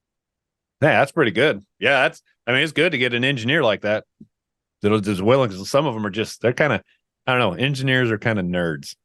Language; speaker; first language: English; native; English